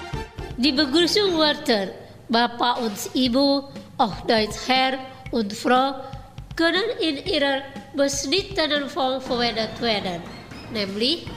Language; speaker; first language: German; non-native, fluent; Indonesian